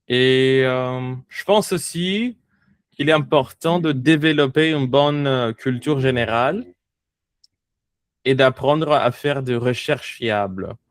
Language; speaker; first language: French; non-native, fluent; Spanish